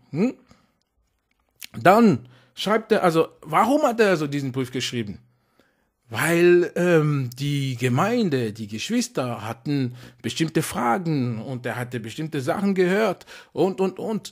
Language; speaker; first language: German; non-native, fluent; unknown